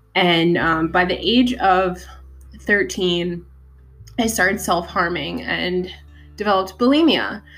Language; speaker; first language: English; native; English